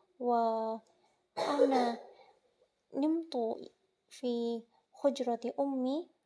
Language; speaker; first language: Arabic; non-native, learner; Indonesian